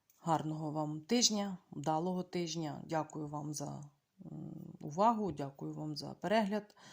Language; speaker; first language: Ukrainian; native; Ukrainian